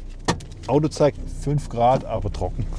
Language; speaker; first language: German; native; German